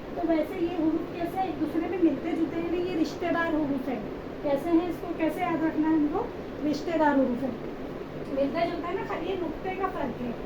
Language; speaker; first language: Hindi; native; Hindi